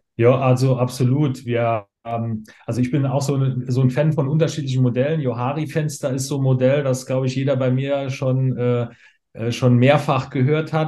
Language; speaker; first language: German; native; German